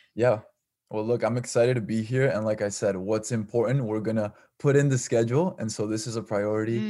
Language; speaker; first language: English; early bilingual, other home language; Spanish